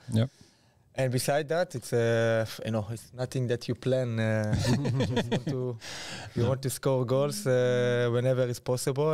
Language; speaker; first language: English; non-native, fluent; Hebrew